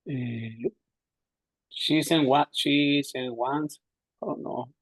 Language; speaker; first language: English; non-native, learner; Spanish